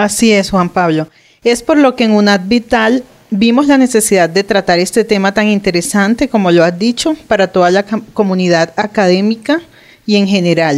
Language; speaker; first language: Spanish; native; Spanish